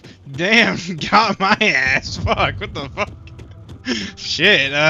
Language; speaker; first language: English; native; English